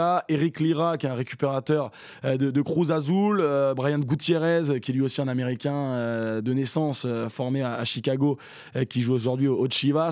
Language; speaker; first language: French; native; French